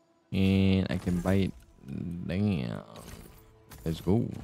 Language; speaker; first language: English; non-native, local second language; Malay